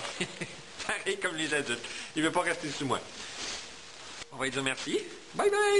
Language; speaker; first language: French; native; French